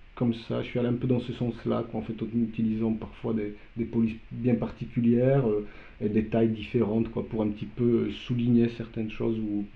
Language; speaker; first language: French; non-native, fluent; Polish